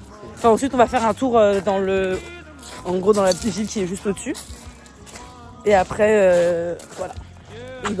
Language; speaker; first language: French; native; French